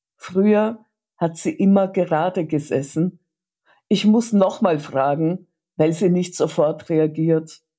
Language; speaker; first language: German; early bilingual, other home language; Russian